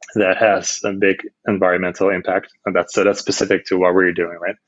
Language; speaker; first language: English; non-native, fluent; Dutch